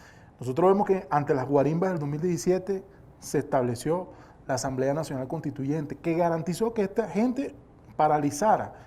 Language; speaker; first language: Spanish; native; Spanish